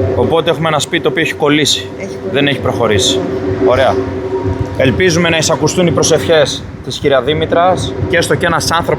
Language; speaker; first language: Greek; native; Greek